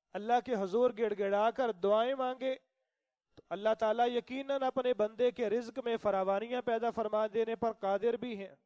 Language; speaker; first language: Urdu; non-native, local second language; Punjabi